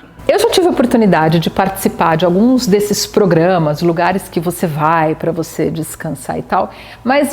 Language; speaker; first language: Portuguese; native; Portuguese